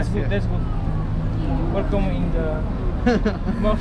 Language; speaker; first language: English; non-native, fluent; Romanian